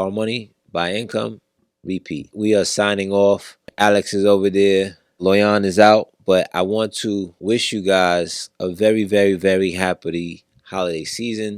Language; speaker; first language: English; native; English